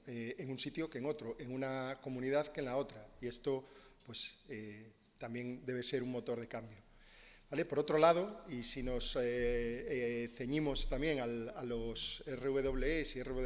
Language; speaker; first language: Spanish; native; Spanish